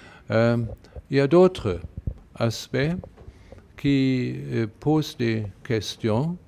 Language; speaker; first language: French; non-native, fluent; German